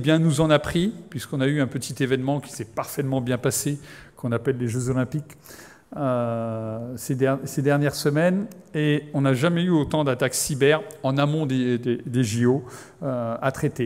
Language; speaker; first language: French; native; French